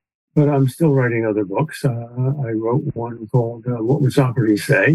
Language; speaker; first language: English; native; English